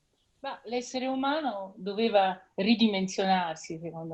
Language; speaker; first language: Italian; native; Italian